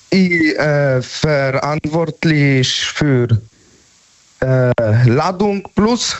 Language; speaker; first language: German; non-native, learner; Polish